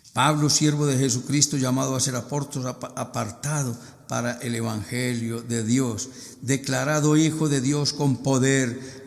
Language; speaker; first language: Spanish; native; Spanish